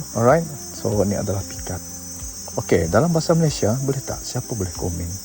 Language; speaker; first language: Malay; non-native, local second language; Iban